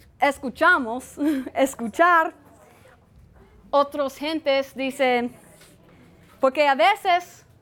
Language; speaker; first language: Spanish; non-native, learner; English